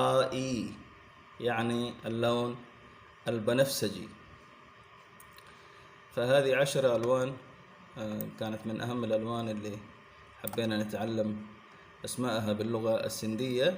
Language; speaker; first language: Arabic; non-native, fluent; Sindhi